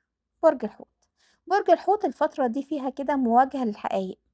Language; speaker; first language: Arabic; native; Arabic